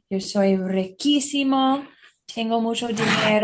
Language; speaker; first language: Spanish; non-native, learner; English